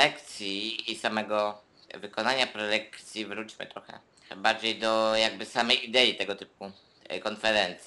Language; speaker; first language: Polish; native; Polish